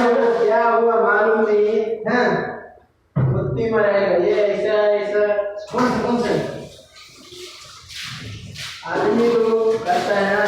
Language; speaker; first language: Hindi; non-native, learner; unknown